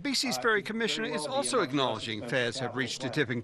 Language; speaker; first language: English; native; English